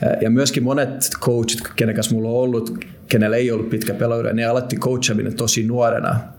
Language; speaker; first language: Finnish; non-native, local second language; Swedish